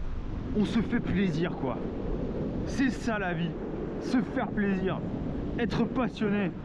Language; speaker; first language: French; native; French